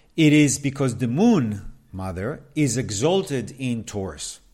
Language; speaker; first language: English; non-native, fluent; Hebrew